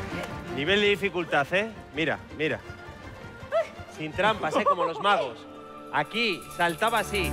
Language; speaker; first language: Spanish; native; Spanish